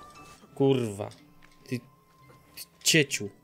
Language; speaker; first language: Polish; native; Polish